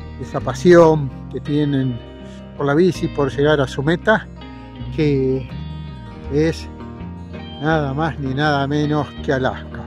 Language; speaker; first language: Spanish; native; Spanish